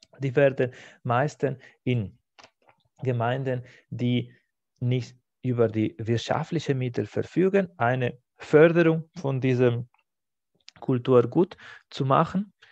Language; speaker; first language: German; non-native, fluent; Spanish